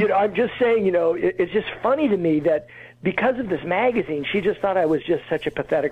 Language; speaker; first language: English; native; English